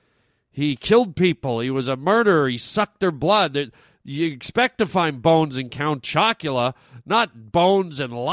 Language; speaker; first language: English; native; English